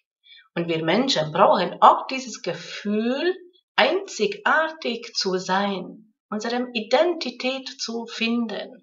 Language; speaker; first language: German; non-native, fluent; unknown